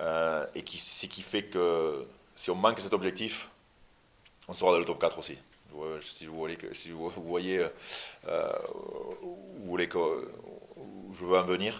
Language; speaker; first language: French; native; French